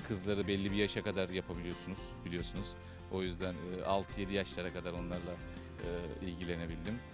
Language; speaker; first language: Turkish; native; Turkish